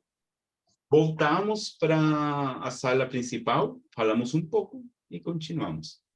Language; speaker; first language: Portuguese; non-native, fluent; Spanish